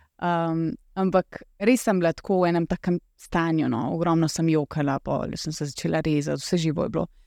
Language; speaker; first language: Slovenian; early bilingual, other home language; Russian